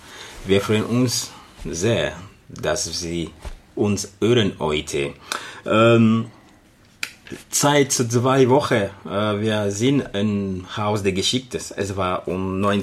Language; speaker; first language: German; non-native, learner; Arabic